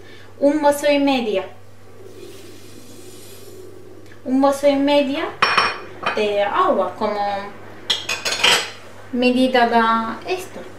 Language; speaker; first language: Spanish; non-native, learner; Turkish